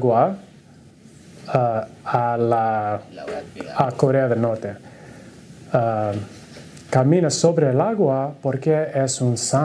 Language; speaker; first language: Spanish; non-native, learner; English